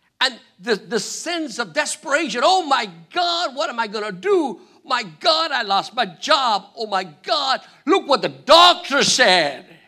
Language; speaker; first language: English; non-native, fluent; Spanish